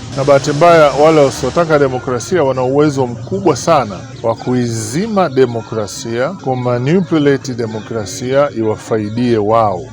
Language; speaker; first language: Swahili; native; Swahili